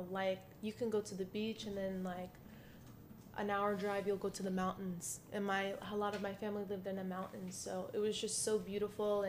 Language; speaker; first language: English; native; English